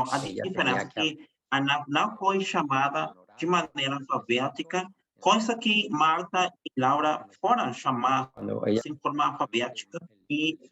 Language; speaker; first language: Portuguese; non-native, fluent; Spanish